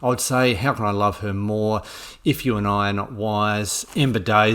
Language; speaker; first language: English; native; English